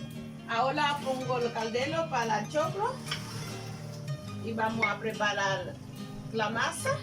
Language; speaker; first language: Spanish; non-native, local second language; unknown